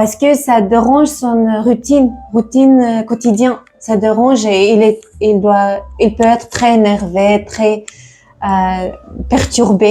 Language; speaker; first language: French; non-native, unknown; Tajik